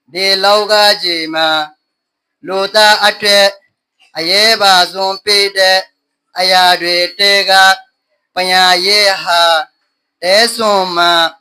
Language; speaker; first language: Burmese; non-native, local second language; Rohingya